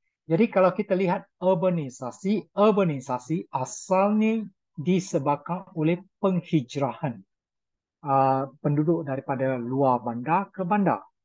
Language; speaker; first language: Malay; non-native, local second language; Chinese